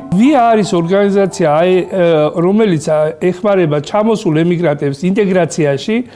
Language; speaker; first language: Georgian; native; Georgian